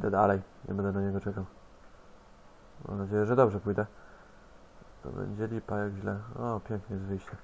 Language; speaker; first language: Polish; native; Polish